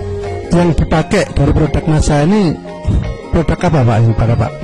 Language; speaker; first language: Indonesian; native; Indonesian